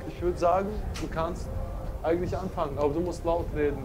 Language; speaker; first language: German; native; German